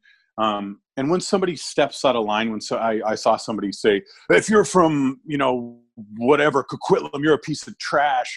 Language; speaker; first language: English; native; English